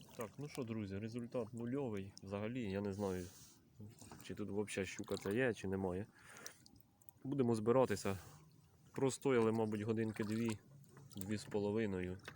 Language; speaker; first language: Ukrainian; native; Ukrainian